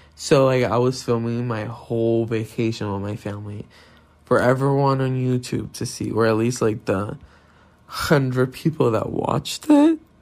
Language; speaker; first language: English; non-native, fluent; Portuguese